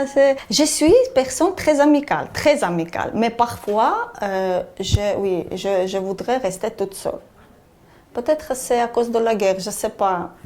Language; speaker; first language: French; non-native, learner; Armenian